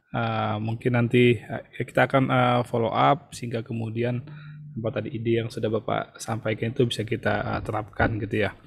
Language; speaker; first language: Indonesian; native; Indonesian